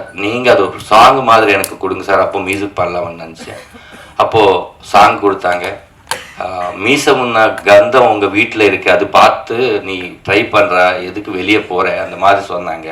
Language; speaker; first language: Tamil; non-native, learner; Telugu